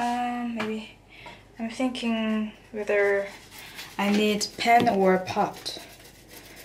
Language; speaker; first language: English; non-native, learner; Korean